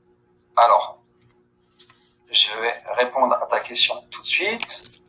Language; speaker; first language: French; native; French